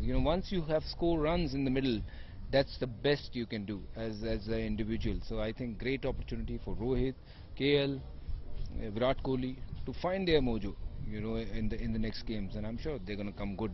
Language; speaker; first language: English; non-native, local second language; Punjabi